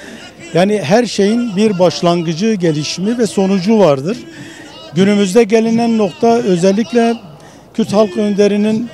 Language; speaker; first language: Turkish; non-native, local second language; Kurdish